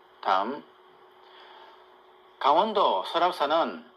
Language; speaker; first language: Korean; native; Korean